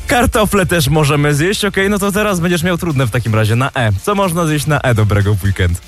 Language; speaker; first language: Polish; native; Polish